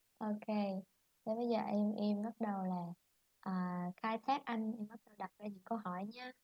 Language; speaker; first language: Vietnamese; native; Vietnamese